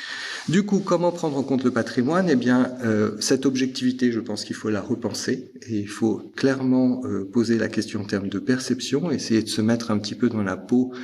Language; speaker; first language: French; native; French